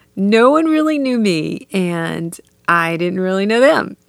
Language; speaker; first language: English; native; English